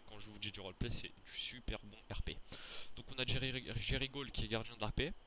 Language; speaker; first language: French; native; French